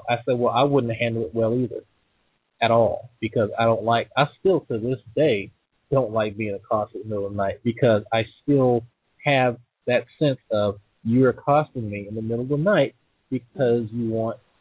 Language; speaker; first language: English; native; English